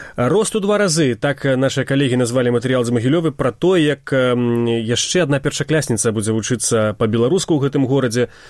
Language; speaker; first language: Belarusian; native; Belarusian